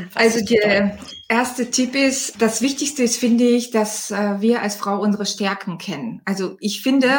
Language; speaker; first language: German; non-native, fluent; Bulgarian